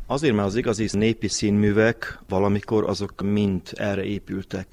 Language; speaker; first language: Hungarian; native; Hungarian